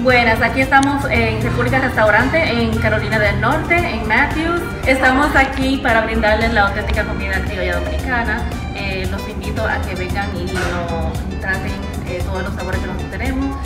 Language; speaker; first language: Spanish; native; Spanish